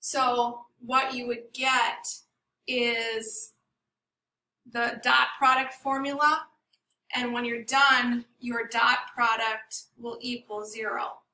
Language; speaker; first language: English; native; English